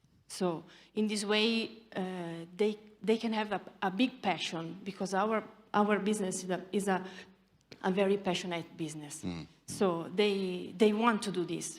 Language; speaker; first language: English; non-native, learner; Italian